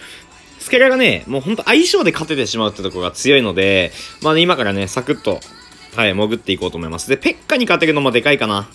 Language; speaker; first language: Japanese; native; Japanese